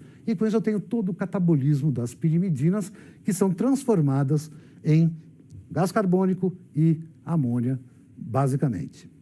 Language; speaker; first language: Portuguese; native; Portuguese